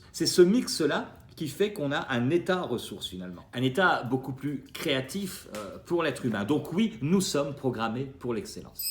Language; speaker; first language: French; native; French